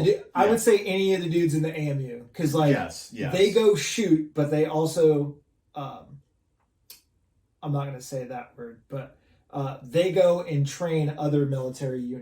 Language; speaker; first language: English; native; English